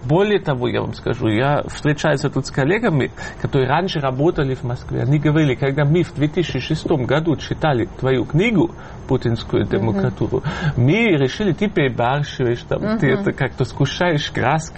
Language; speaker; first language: Russian; non-native, fluent; German